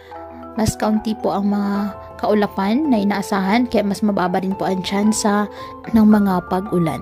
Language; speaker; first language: Filipino; non-native, local second language; Masbatenyo